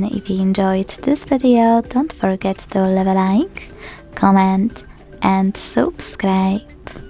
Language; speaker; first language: English; non-native, fluent; Polish